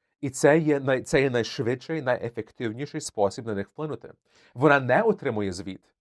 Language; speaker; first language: Ukrainian; early bilingual, heritage; Ukrainian